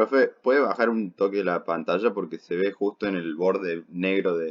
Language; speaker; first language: Spanish; native; Spanish